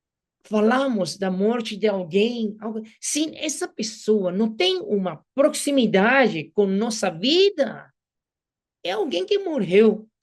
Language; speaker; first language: Portuguese; non-native, fluent; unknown